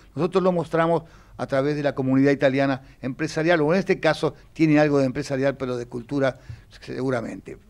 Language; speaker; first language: Spanish; native; Spanish